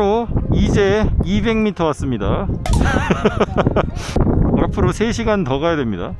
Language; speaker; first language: Korean; native; Korean